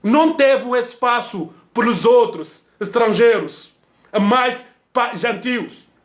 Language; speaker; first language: Portuguese; non-native, fluent; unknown